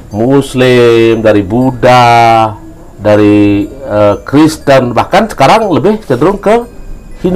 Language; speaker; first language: Indonesian; native; Indonesian